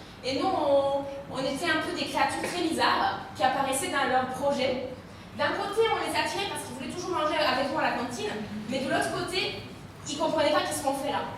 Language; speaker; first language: French; non-native, fluent; Romanian